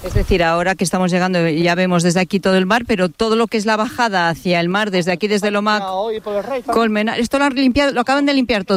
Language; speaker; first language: Spanish; native; Spanish